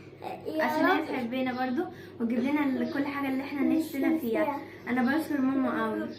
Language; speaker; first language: Arabic; native; Arabic